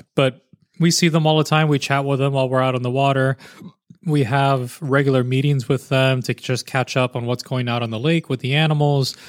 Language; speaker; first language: English; native; English